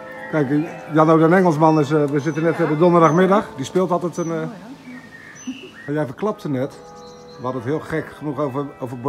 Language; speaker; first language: Dutch; native; Dutch